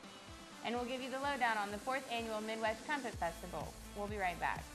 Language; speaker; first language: English; native; English